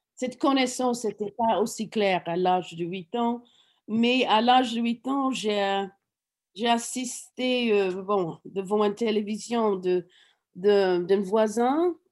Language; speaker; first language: French; non-native, fluent; English